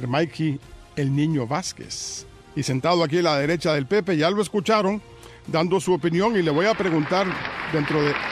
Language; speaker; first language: Spanish; native; Spanish